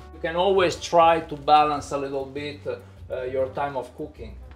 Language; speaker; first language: English; non-native, fluent; Italian